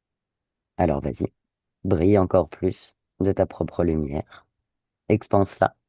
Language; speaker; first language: French; native; French